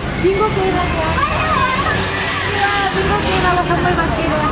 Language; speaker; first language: Korean; native; Korean